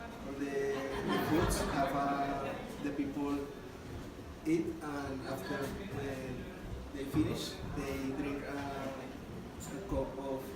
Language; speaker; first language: English; non-native, learner; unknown